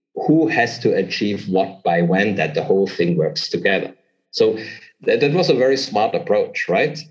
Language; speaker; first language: English; non-native, fluent; German